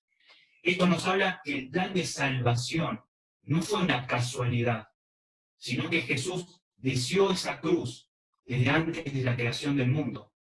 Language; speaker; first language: Spanish; early bilingual, other home language; Korean